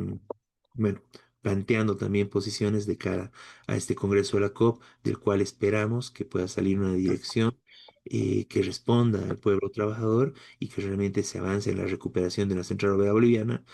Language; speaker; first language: Spanish; native; Spanish